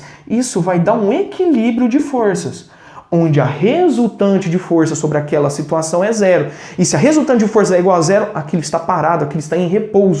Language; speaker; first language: Portuguese; native; Portuguese